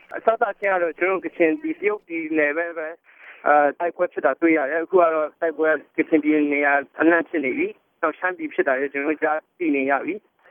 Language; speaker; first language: Burmese; non-native, local second language; Kachin